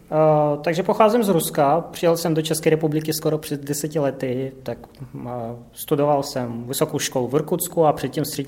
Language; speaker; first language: Czech; non-native, fluent; Russian